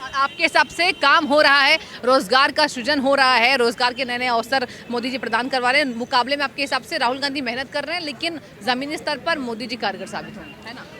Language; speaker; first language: Hindi; native; Hindi